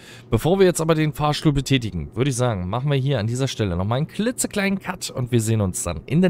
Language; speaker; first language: German; native; German